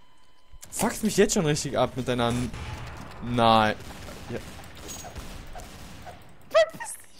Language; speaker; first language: German; native; German